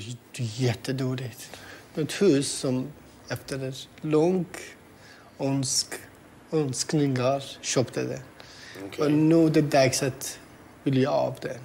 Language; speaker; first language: Swedish; non-native, learner; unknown